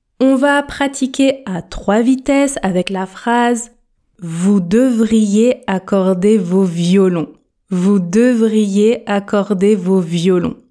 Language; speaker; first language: French; native; French